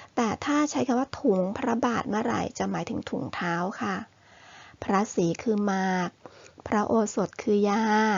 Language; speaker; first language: Thai; native; Thai